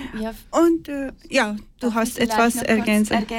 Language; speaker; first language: German; non-native, learner; Persian